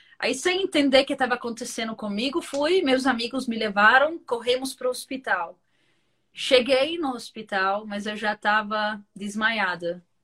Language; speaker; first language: Portuguese; non-native, fluent; Arabic